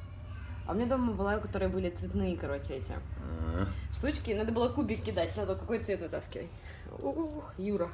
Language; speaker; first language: Russian; native; Russian